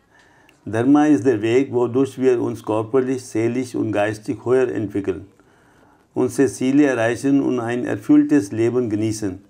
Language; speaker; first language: German; non-native, fluent; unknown